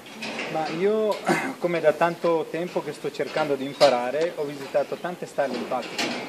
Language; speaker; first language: Italian; non-native, fluent; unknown